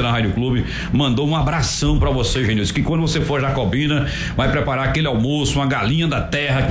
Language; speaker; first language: Portuguese; native; Portuguese